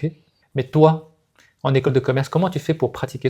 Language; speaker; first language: French; native; French